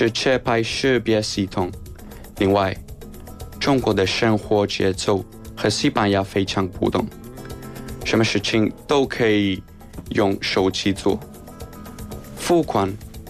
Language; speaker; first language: Chinese; non-native, learner; Spanish